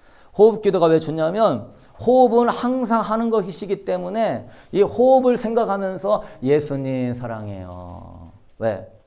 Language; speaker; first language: Korean; native; Korean